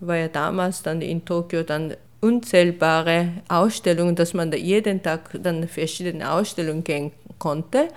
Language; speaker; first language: German; non-native, fluent; Japanese